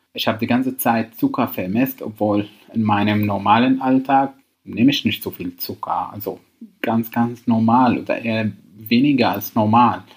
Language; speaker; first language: German; non-native, learner; Arabic